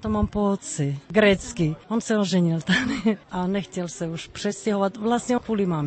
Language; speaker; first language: Czech; non-native, fluent; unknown